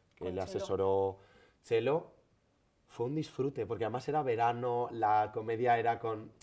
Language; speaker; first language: Spanish; native; Spanish